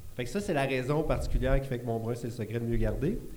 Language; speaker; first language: French; native; French